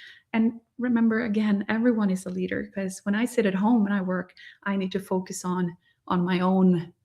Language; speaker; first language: English; non-native, fluent; Swedish